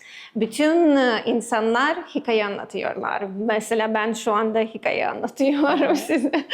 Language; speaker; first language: Turkish; non-native, learner; Russian